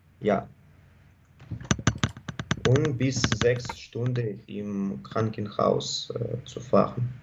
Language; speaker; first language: German; non-native, learner; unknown